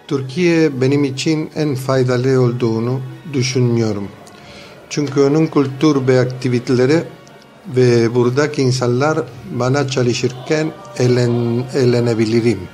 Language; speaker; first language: Turkish; non-native, fluent; Spanish